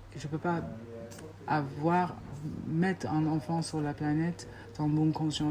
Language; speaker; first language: French; non-native, fluent; English